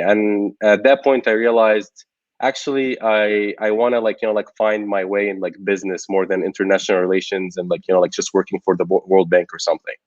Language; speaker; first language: English; non-native, local second language; Arabic